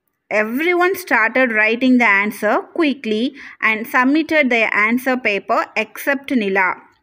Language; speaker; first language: English; non-native, local second language; Tamil